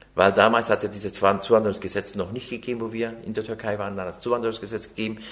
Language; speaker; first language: German; early bilingual, other home language; Turkish